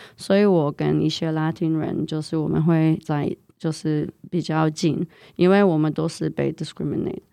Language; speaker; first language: Chinese; non-native, fluent; English